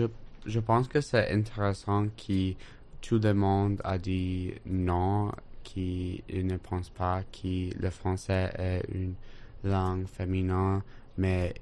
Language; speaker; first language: French; non-native, learner; English